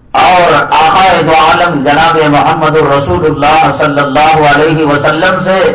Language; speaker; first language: Urdu; native; Urdu